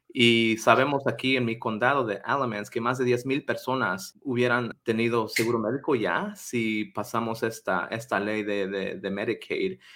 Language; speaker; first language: Spanish; early bilingual, heritage; Spanish